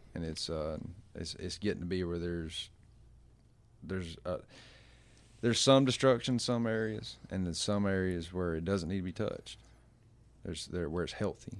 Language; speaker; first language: English; native; English